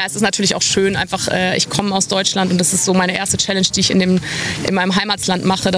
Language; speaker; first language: German; native; German